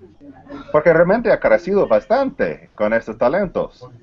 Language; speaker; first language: Spanish; non-native, fluent; English